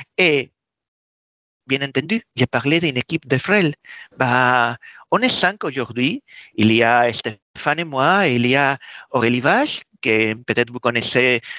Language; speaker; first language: French; non-native, fluent; Spanish